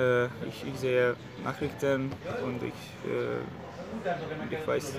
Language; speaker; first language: German; non-native, learner; Hungarian